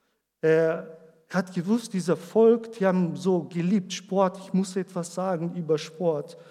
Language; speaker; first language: German; non-native, learner; Portuguese